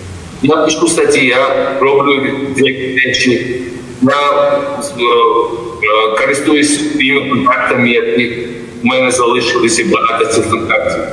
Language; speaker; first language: Ukrainian; non-native, fluent; Georgian